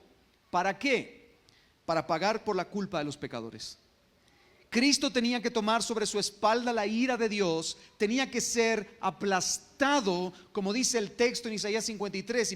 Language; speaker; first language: Spanish; native; Spanish